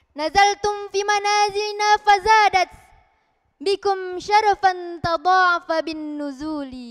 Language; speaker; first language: Arabic; non-native, learner; Indonesian